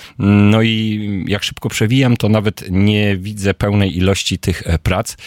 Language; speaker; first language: Polish; native; Polish